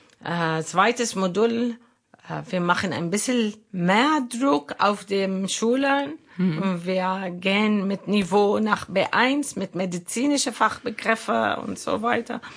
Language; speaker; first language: German; non-native, fluent; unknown